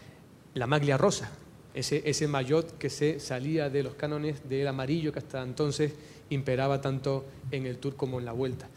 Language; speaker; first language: Spanish; native; Spanish